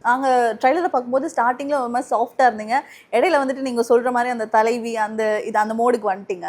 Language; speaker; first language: Tamil; native; Tamil